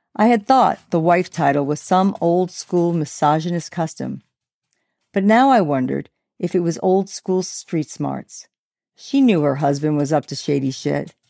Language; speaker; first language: English; native; English